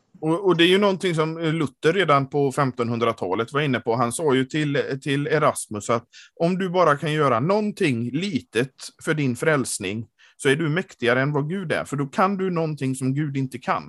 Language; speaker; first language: Swedish; native; Swedish